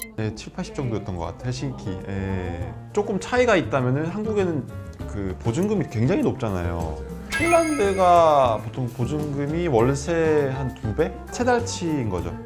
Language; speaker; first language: Korean; non-native, fluent; Finnish